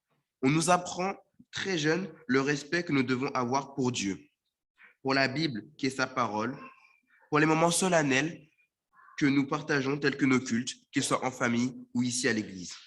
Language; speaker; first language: French; native; French